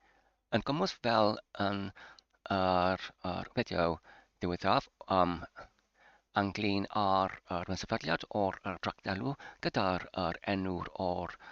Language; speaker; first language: Welsh; non-native, learner; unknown